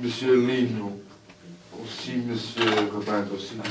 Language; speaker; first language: French; non-native, fluent; Portuguese